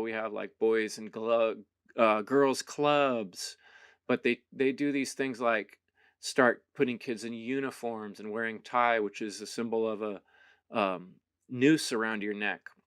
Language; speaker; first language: English; native; English